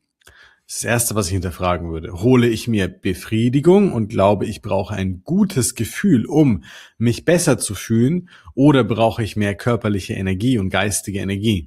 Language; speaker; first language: German; native; German